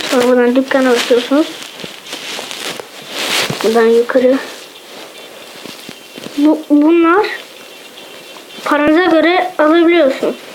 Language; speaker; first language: Turkish; native; Turkish